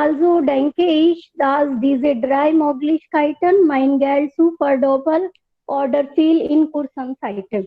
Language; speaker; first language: German; non-native, learner; Hindi